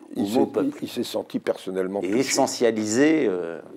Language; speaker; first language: French; native; French